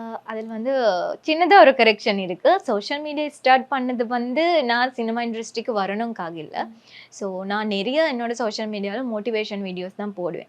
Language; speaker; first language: Tamil; non-native, fluent; Sinhala